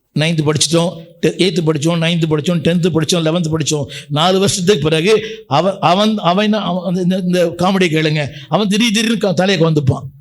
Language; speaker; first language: Tamil; native; Tamil